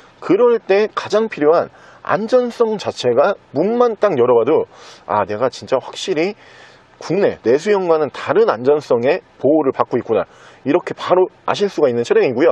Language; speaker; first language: Korean; native; Korean